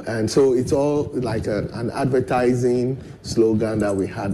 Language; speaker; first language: English; non-native, local second language; Ewe